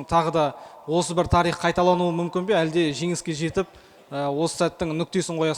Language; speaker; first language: Kazakh; native; Kazakh